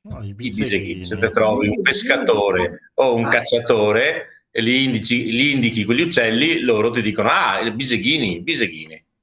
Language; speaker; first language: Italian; native; Italian